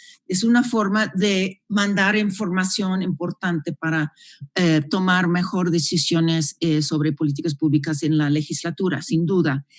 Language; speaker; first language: Spanish; non-native, fluent; English